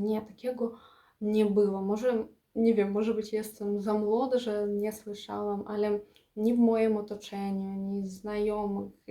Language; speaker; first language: Polish; non-native, fluent; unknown